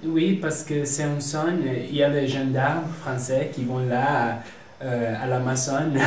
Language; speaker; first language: French; non-native, fluent; Spanish